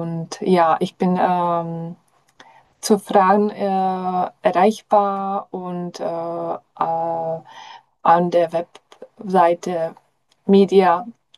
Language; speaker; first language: German; non-native, fluent; Czech